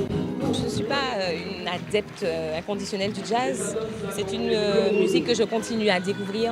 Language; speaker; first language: French; native; French